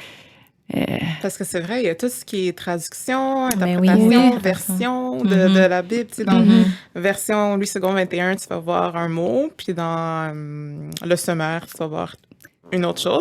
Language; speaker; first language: French; native; French